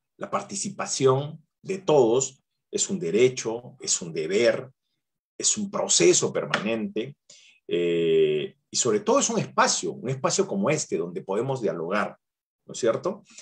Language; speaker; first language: Spanish; native; Spanish